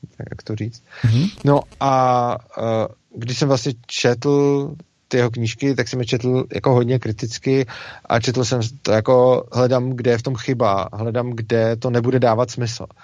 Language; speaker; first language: Czech; native; Czech